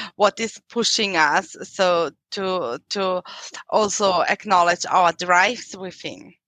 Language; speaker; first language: English; non-native, fluent; German